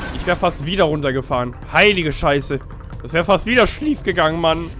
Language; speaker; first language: German; native; German